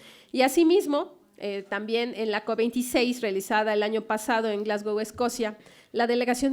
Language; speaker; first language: Spanish; native; Spanish